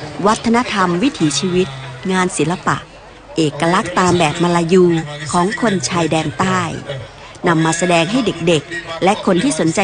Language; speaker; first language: Thai; native; Thai